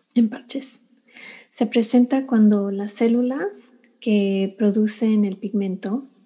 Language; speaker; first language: Spanish; early bilingual, heritage; Spanish